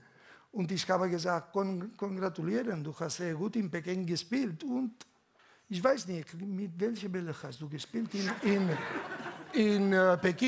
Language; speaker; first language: German; non-native, learner; Catalan